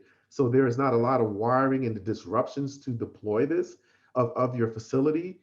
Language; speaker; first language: English; native; English